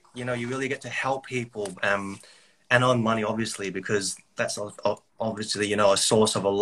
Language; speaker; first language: English; native; English